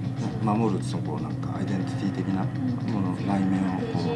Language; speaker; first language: Japanese; native; Japanese